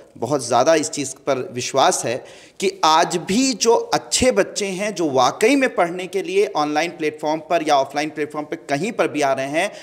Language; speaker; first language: Hindi; native; Hindi